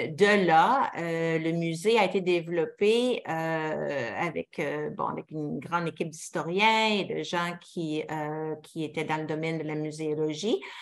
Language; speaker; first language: French; native; French